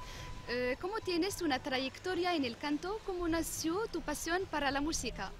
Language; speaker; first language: Spanish; non-native, fluent; Arabic